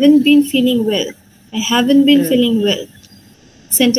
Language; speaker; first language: English; non-native, fluent; Bangla